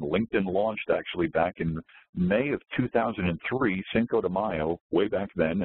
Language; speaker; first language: English; native; English